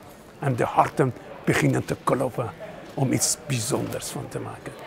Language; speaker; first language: Dutch; non-native, fluent; Persian